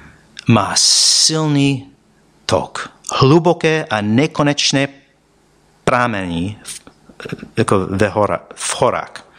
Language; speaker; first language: Czech; non-native, fluent; English